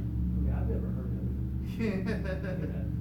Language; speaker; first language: English; native; English